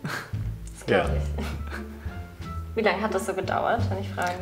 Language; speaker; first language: German; early bilingual, other home language; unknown